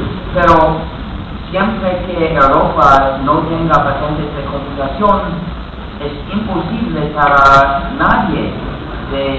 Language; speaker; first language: Spanish; non-native, fluent; English